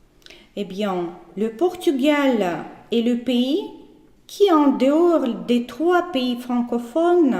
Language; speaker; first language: French; non-native, fluent; Russian